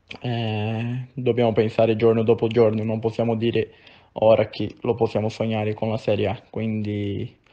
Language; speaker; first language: Italian; non-native, fluent; Portuguese